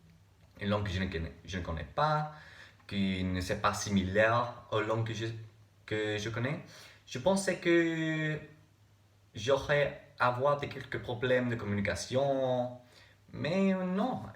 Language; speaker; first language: French; non-native, learner; English